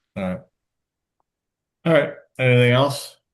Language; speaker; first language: English; native; English